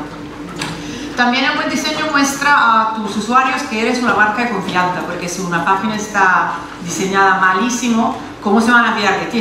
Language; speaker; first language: Spanish; non-native, fluent; Italian